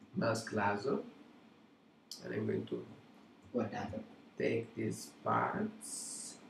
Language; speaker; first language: English; non-native, fluent; Italian